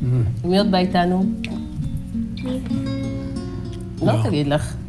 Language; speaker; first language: Hebrew; non-native, fluent; Amharic